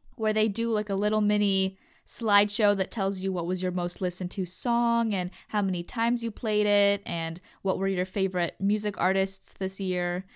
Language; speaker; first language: English; native; English